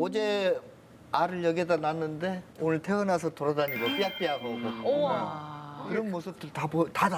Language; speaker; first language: Korean; native; Korean